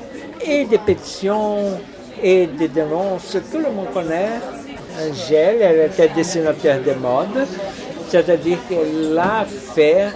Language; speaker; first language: French; non-native, fluent; Portuguese